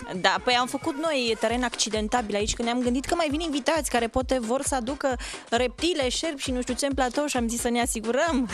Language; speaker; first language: Romanian; native; Romanian